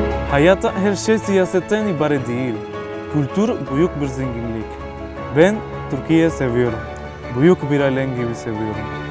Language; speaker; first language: Turkish; non-native, fluent; Spanish